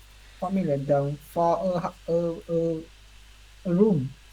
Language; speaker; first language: English; non-native, learner; Vietnamese